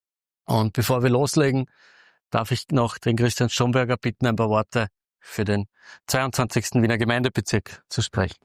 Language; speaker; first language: German; native; German